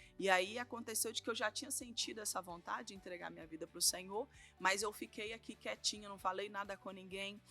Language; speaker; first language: Portuguese; native; Portuguese